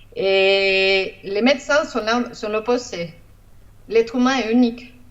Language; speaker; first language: French; non-native, fluent; Spanish